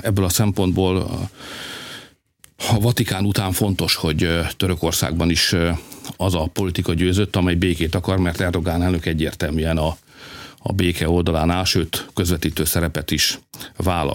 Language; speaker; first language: Hungarian; native; Hungarian